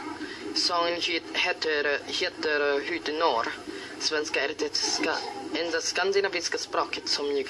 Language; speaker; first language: Swedish; non-native, learner; Filipino